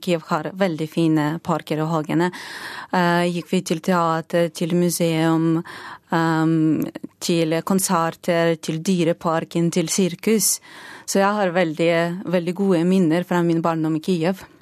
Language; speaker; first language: Norwegian; non-native, fluent; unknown